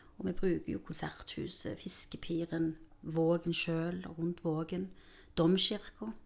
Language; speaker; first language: Norwegian; early bilingual, other home language; Spanish